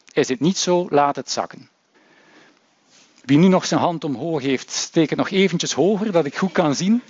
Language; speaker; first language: Dutch; native; Dutch